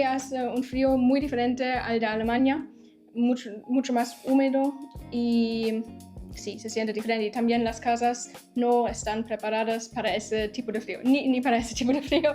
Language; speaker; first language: Spanish; non-native, fluent; German